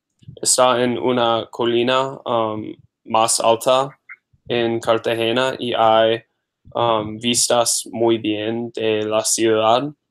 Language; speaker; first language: Spanish; non-native, learner; English